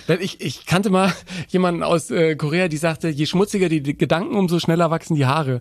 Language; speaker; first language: German; native; German